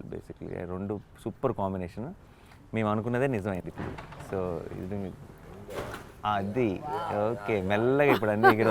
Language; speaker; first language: Telugu; native; Telugu